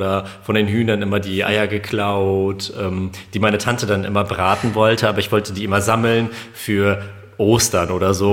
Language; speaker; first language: German; early bilingual, other home language; Armenian